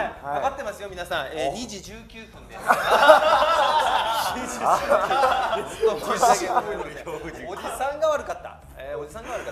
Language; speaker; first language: Japanese; native; Japanese